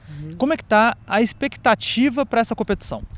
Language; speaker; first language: Portuguese; native; Portuguese